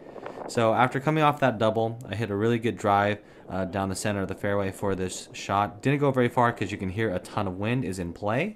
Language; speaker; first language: English; native; English